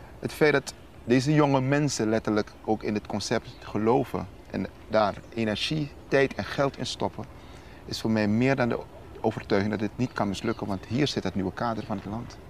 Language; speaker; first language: Dutch; native; Dutch